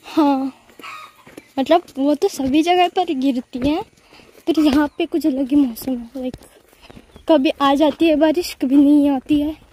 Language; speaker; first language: Hindi; non-native, local second language; Marathi